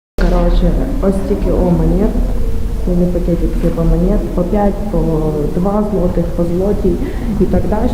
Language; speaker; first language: Ukrainian; native; Ukrainian